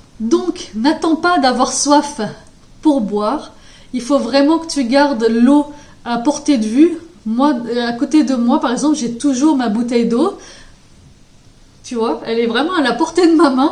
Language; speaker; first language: French; native; French